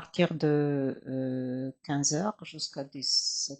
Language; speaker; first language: French; non-native, fluent; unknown